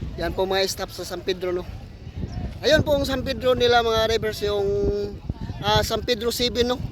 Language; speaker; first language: Filipino; non-native, local second language; Cebuano